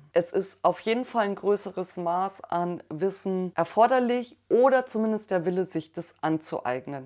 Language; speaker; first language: German; native; German